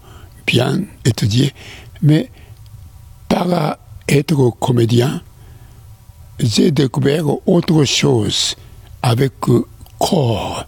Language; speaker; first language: French; non-native, learner; Japanese